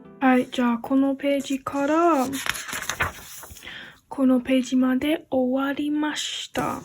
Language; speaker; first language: Japanese; non-native, learner; English